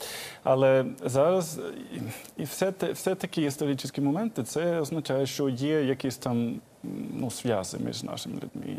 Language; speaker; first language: Ukrainian; non-native, fluent; Swedish